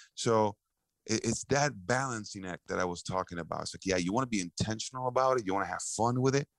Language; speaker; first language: English; early bilingual, other home language; Spanish